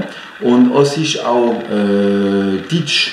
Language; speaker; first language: German; non-native, fluent; French